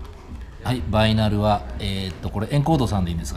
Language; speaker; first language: Japanese; native; Japanese